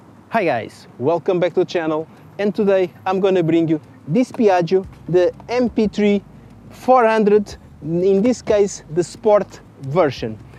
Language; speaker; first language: English; non-native, fluent; Portuguese